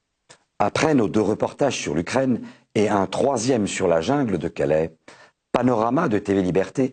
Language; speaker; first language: French; native; French